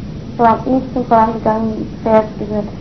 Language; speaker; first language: German; native; German